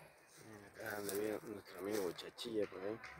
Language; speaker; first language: Spanish; native; Spanish